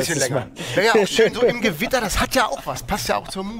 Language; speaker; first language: German; native; German